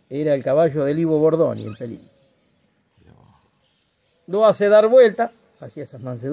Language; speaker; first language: Spanish; native; Spanish